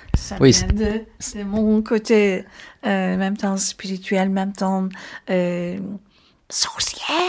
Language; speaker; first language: French; non-native, fluent; Turkish